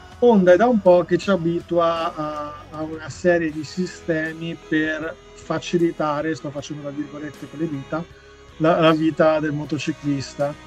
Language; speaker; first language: Italian; native; Italian